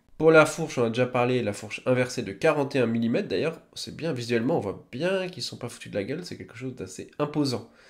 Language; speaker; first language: French; native; French